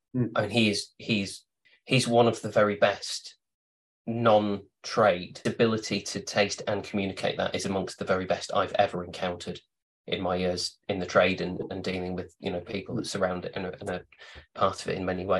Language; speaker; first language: English; native; English